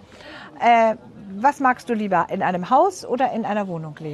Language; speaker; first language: German; native; German